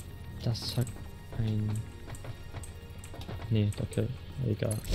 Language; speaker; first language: German; native; German